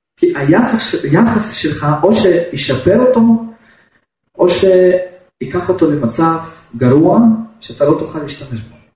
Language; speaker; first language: Hebrew; non-native, fluent; Russian